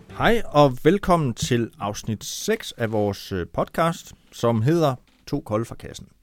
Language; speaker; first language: Danish; native; Danish